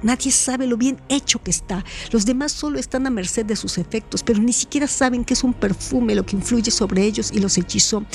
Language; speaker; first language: Spanish; native; Spanish